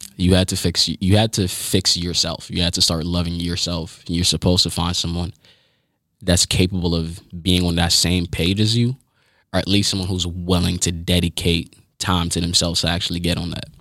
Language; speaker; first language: English; early bilingual, other home language; Haitian Creole